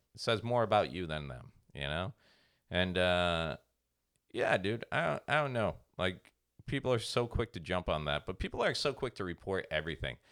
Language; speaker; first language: English; native; English